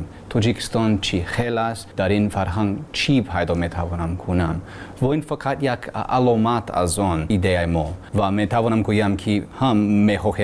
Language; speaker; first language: Tajik; non-native, learner; English